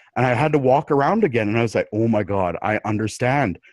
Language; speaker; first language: English; native; English